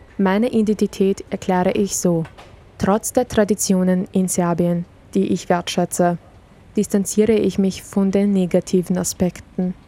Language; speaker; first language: German; early bilingual, other home language; Serbian